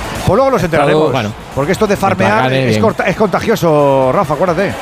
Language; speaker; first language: Spanish; native; Spanish